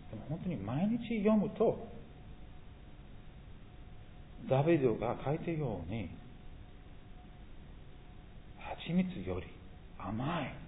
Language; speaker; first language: Japanese; non-native, fluent; English